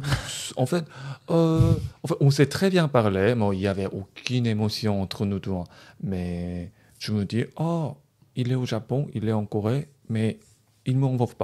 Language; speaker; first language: French; non-native, learner; Korean